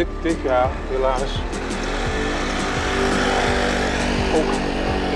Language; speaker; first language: Dutch; native; Dutch